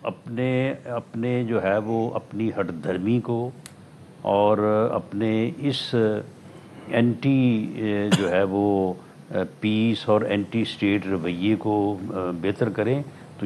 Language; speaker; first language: Urdu; non-native, local second language; Punjabi